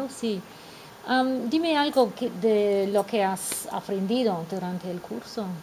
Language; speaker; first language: Spanish; non-native, fluent; English